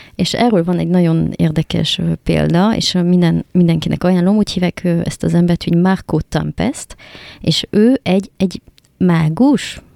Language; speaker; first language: Hungarian; non-native, fluent; French